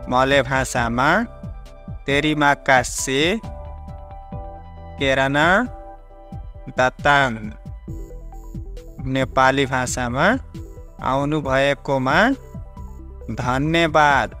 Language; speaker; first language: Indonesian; non-native, learner; Nepali